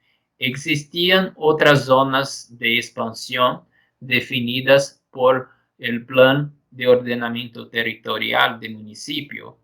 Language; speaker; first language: Spanish; non-native, fluent; Portuguese